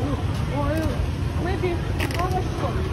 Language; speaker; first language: English; non-native, learner; Russian